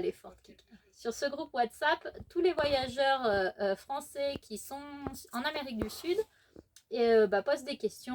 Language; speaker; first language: French; native; French